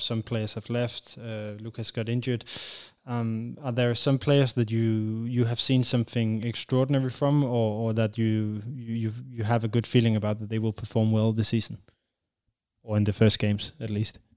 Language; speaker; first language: English; non-native, fluent; Danish